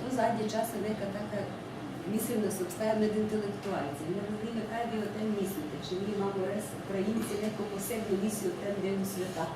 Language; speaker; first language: Slovenian; non-native, fluent; Ukrainian